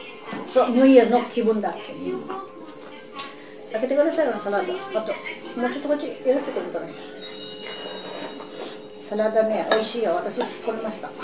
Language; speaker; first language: Japanese; non-native, learner; Filipino